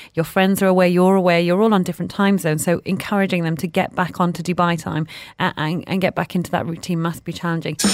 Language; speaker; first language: English; native; English